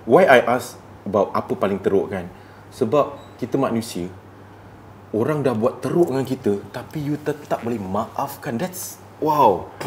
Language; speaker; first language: Malay; native; Malay